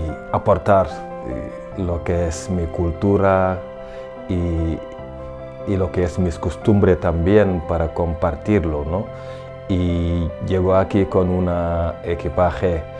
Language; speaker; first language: Spanish; non-native, fluent; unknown